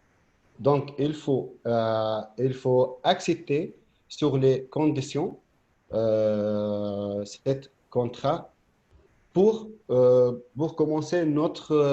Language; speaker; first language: French; non-native, fluent; Arabic